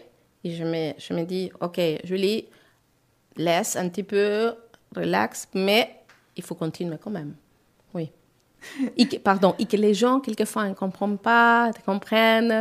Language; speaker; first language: French; non-native, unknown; Spanish